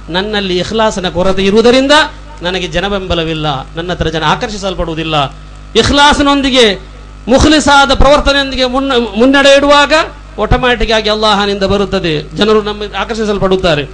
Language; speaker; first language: Kannada; non-native, local second language; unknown